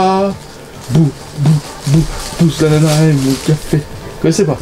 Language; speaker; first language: French; native; French